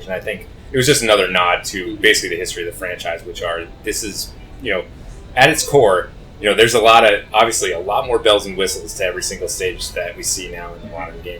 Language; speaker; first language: English; native; English